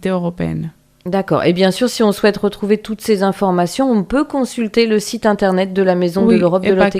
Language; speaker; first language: French; native; French